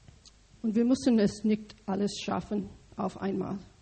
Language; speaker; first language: German; non-native, learner; English